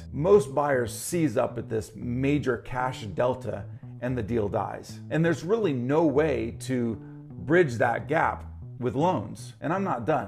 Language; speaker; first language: English; native; English